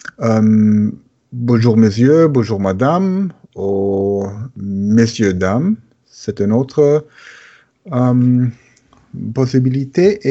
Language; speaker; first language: French; non-native, learner; German